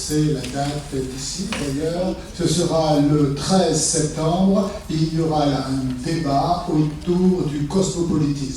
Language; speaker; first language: French; native; French